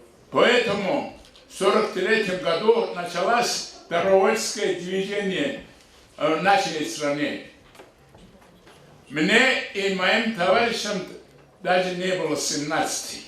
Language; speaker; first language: Russian; non-native, local second language; Avaric